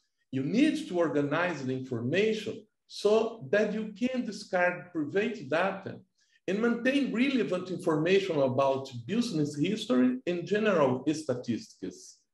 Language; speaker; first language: English; non-native, fluent; Portuguese